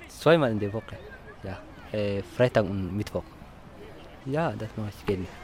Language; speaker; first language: German; non-native, learner; Somali